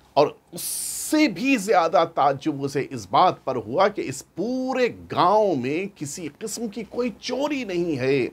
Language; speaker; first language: Urdu; native; Urdu